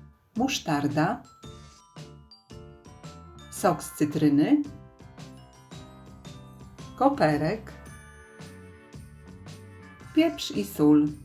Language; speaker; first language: Polish; native; Polish